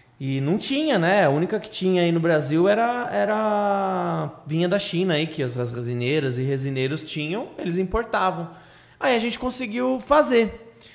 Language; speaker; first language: Portuguese; native; Portuguese